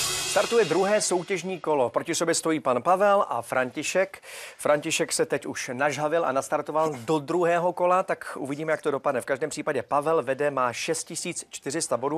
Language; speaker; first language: Czech; native; Czech